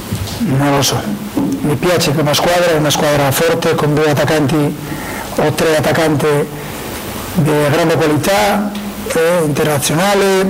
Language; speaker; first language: Italian; non-native, learner; Spanish